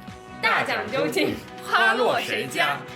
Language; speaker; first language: Chinese; native; Chinese